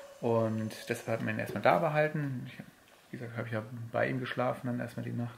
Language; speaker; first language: German; native; German